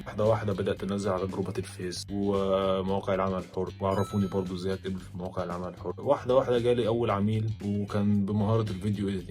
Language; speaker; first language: Arabic; native; Arabic